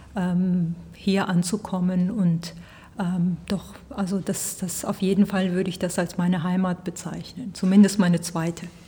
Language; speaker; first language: German; early bilingual, heritage; Spanish